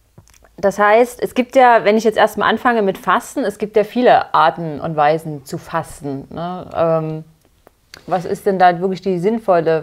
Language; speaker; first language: German; native; German